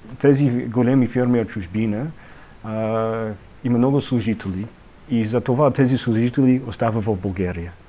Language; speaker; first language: Bulgarian; non-native, learner; English